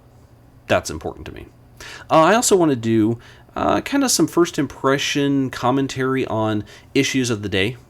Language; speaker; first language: English; native; English